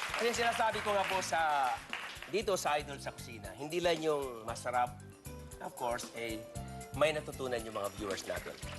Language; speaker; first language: Filipino; non-native, local second language; Cebuano